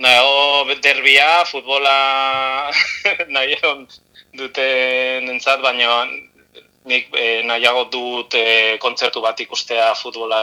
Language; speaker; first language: Basque; non-native, local second language; Spanish